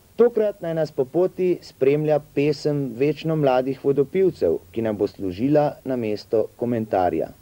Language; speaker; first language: Slovenian; native; Slovenian